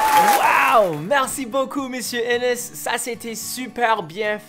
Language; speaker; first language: French; non-native, fluent; English